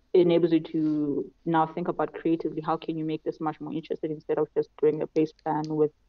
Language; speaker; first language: English; non-native, local second language; Xhosa